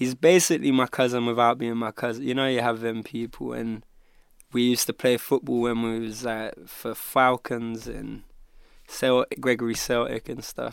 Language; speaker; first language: English; native; English